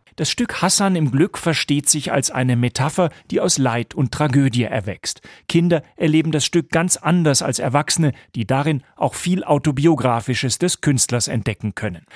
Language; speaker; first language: German; native; German